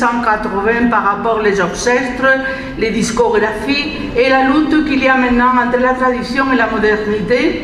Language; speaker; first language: French; non-native, fluent; Spanish